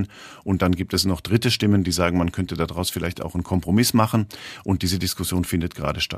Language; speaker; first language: German; native; German